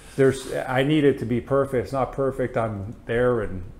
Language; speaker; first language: English; native; English